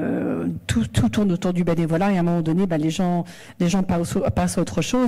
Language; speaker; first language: French; native; French